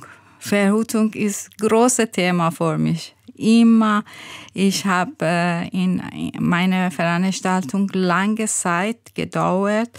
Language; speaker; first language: German; non-native, learner; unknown